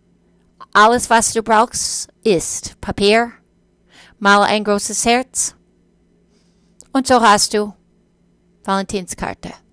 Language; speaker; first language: German; non-native, fluent; English